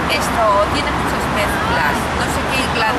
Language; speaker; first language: Spanish; native; Spanish